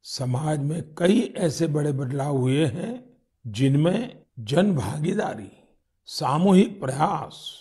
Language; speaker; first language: Hindi; non-native, local second language; Gujarati